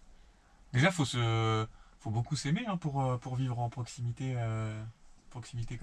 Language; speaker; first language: French; native; French